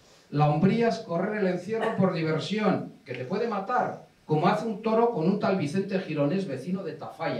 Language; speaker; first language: Spanish; native; Spanish